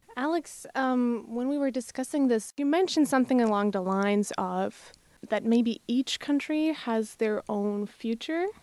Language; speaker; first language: English; non-native, fluent; Slovak